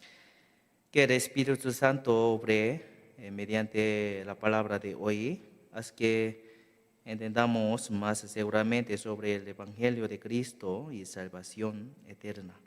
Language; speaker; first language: Spanish; non-native, learner; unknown